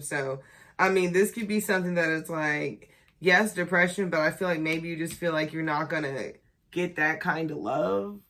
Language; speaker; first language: English; native; English